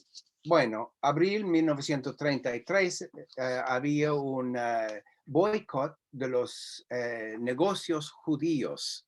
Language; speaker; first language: Spanish; non-native, fluent; English